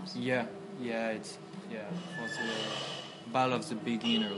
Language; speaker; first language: English; non-native, learner; French